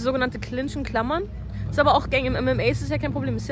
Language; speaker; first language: German; native; German